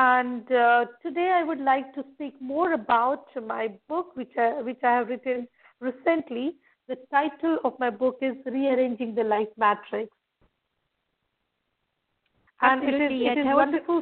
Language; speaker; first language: English; non-native, local second language; Marathi